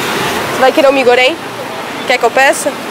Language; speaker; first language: Portuguese; native; Portuguese